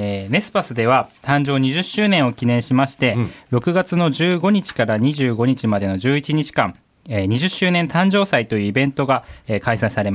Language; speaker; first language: Japanese; native; Japanese